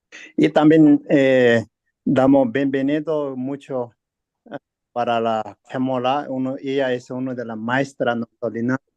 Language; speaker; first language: Spanish; non-native, learner; Tibetan